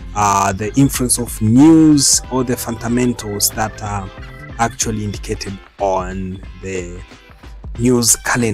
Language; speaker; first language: English; non-native, local second language; Swahili